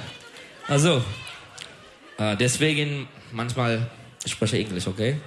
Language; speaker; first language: German; non-native, learner; Turkish